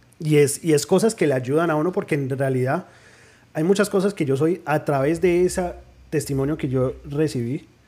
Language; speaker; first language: Spanish; early bilingual, heritage; Spanish